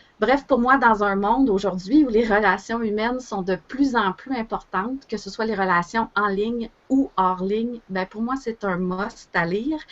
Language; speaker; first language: French; native; French